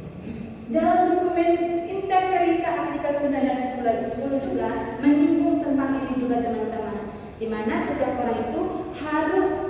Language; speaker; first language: Indonesian; native; Indonesian